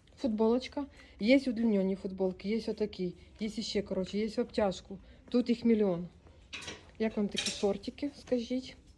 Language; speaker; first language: Ukrainian; native; Ukrainian